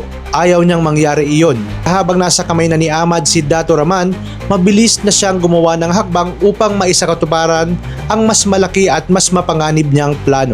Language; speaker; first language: Filipino; native; Filipino